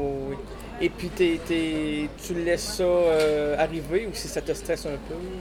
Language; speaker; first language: French; native; French